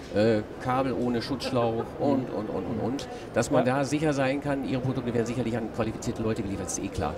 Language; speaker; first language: German; native; German